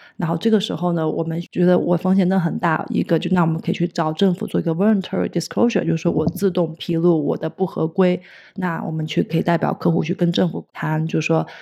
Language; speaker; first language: Chinese; native; Chinese